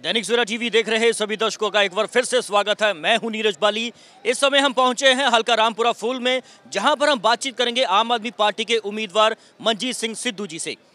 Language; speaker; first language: Hindi; non-native, local second language; Punjabi